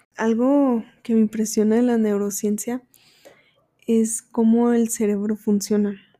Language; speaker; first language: Spanish; early bilingual, heritage; Spanish